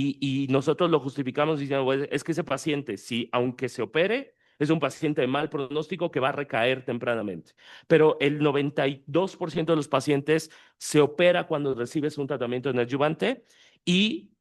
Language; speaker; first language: Spanish; native; Spanish